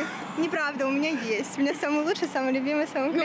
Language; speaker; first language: Russian; native; Russian